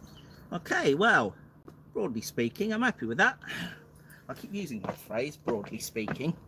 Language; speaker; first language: English; native; English